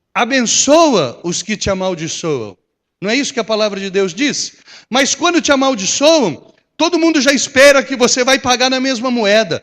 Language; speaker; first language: Portuguese; native; Portuguese